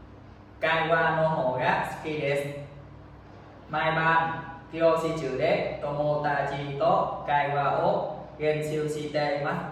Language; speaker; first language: Japanese; non-native, learner; Vietnamese